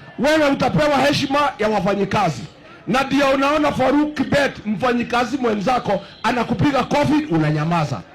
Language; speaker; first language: Swahili; non-native, local second language; Kikuyu